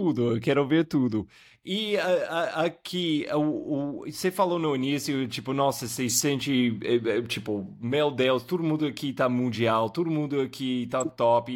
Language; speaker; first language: Portuguese; non-native, fluent; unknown